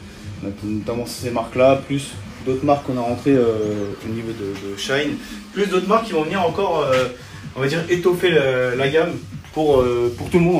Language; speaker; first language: French; native; French